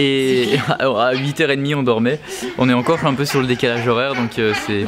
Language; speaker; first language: French; native; French